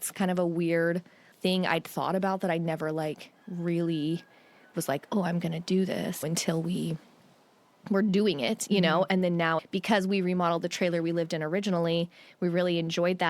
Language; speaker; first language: English; native; English